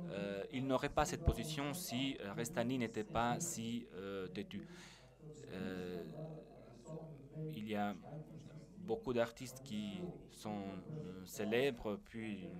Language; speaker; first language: French; non-native, fluent; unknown